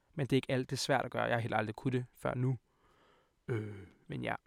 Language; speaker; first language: Danish; native; Danish